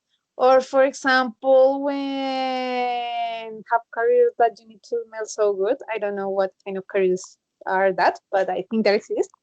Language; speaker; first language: English; non-native, learner; Spanish